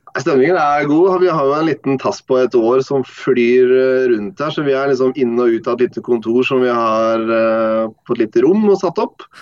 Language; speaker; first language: Norwegian; non-native, fluent; English